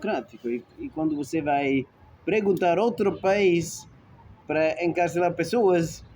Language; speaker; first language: Portuguese; non-native, fluent; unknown